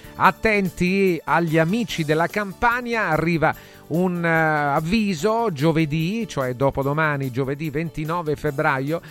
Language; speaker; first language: Italian; native; Italian